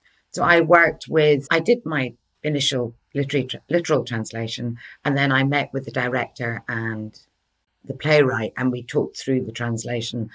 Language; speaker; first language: English; early bilingual, other home language; Norwegian